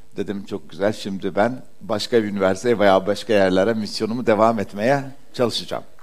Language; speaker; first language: Turkish; early bilingual, heritage; Turkish